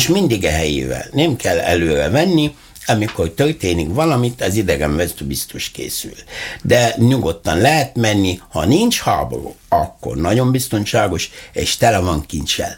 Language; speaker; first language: Hungarian; non-native, fluent; Arabic